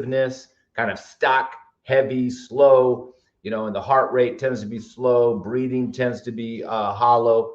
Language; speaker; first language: English; native; English